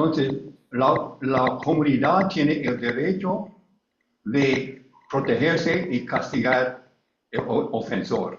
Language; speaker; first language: Spanish; non-native, learner; English